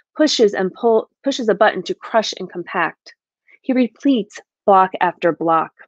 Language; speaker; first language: English; native; English